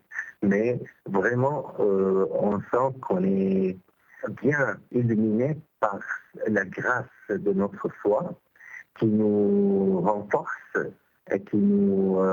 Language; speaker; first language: French; non-native, local second language; Arabic